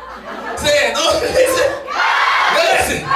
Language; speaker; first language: Japanese; non-native, learner; Korean